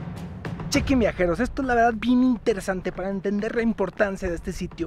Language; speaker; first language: Spanish; native; Spanish